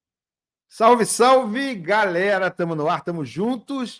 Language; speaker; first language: Portuguese; native; Portuguese